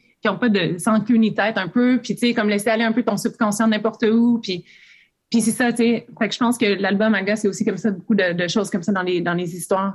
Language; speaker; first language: French; native; French